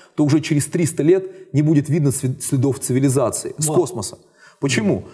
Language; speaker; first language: Russian; native; Russian